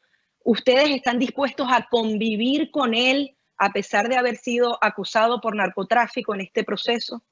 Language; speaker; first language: Spanish; native; Spanish